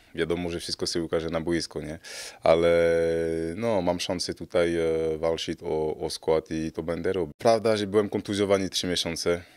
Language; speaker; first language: Polish; non-native, fluent; French